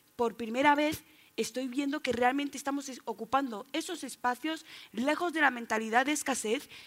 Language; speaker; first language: Spanish; native; Spanish